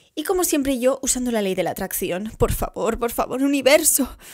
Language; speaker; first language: Spanish; native; Spanish